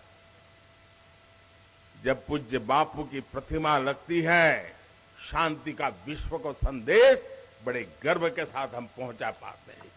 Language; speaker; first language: Hindi; non-native, local second language; Gujarati